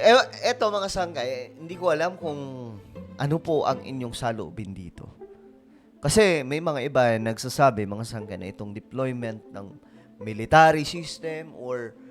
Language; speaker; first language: Filipino; native; Filipino